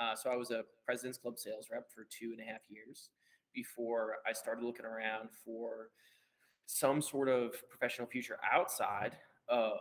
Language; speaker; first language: English; native; English